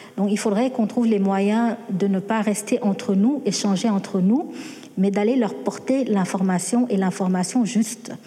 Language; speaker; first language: French; non-native, local second language; Wolof